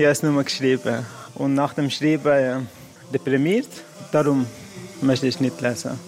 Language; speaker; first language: German; non-native, learner; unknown